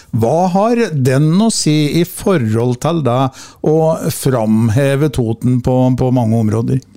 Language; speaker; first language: Norwegian; native; Norwegian